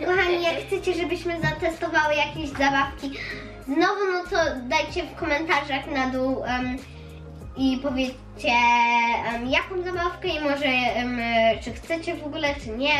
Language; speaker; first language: Polish; early bilingual, heritage; Polish